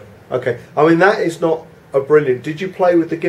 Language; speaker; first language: English; native; English